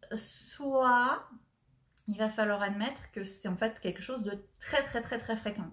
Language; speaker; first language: French; native; French